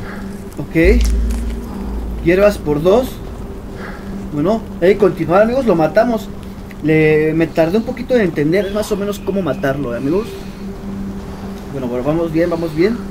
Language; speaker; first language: Spanish; native; Spanish